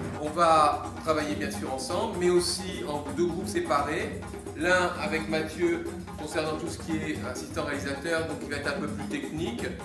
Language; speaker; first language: French; native; French